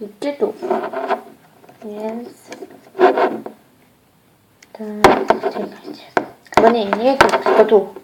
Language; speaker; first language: Polish; early bilingual, other home language; Ukrainian